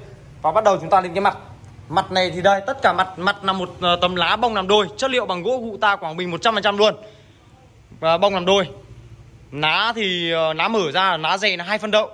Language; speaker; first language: Vietnamese; native; Vietnamese